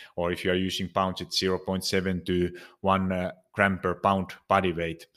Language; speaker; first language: English; non-native, fluent; Finnish